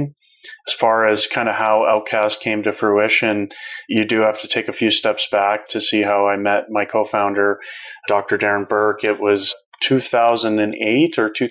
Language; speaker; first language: English; native; English